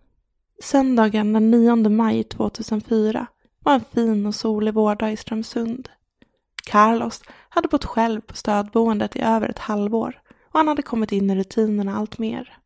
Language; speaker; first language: Swedish; native; Swedish